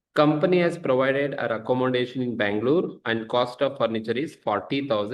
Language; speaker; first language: English; non-native, local second language; Kannada